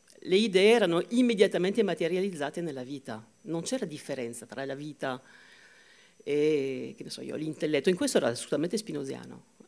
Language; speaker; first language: Italian; non-native, fluent; French